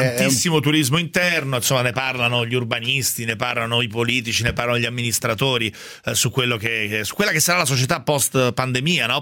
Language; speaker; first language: Italian; native; Italian